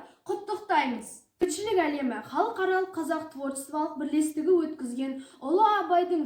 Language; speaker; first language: Kazakh; native; Kazakh